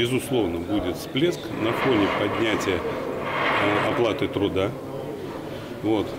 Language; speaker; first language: Russian; native; Russian